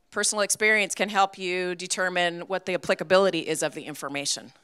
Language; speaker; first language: English; native; English